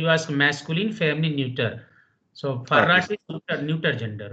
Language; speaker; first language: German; non-native, fluent; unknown